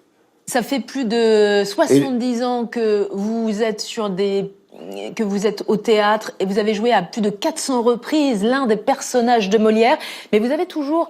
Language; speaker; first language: French; native; French